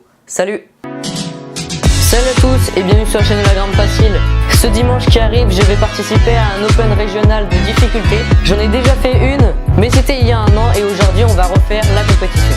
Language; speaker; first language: French; native; French